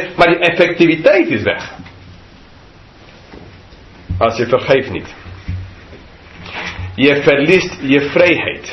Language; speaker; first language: Dutch; non-native, fluent; English